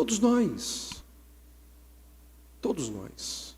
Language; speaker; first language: Portuguese; native; Portuguese